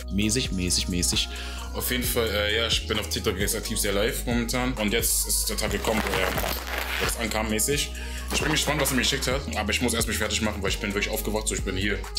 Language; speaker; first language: German; native; German